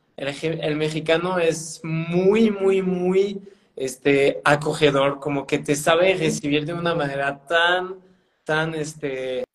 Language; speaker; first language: Spanish; non-native, fluent; French